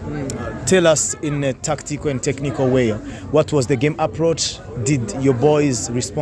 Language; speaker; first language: English; non-native, local second language; Kinyarwanda